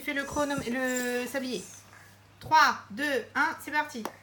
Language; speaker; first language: French; native; French